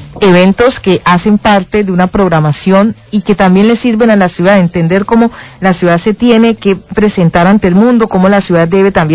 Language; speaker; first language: Spanish; native; Spanish